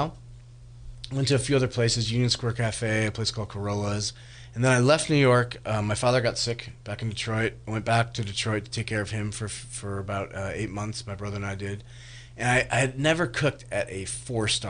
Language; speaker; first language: English; native; English